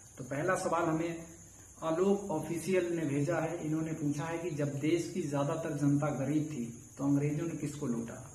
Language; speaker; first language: Hindi; native; Hindi